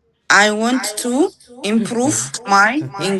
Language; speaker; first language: English; non-native, learner; Amharic